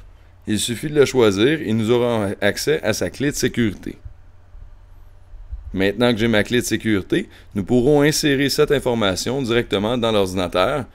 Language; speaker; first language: French; native; French